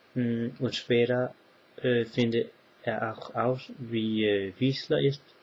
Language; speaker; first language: German; non-native, learner; English